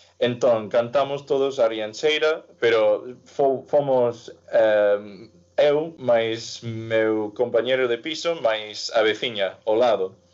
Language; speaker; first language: Galician; non-native, fluent; English